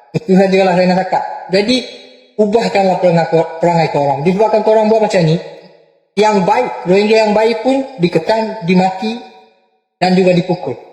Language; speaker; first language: Malay; non-native, fluent; Bangla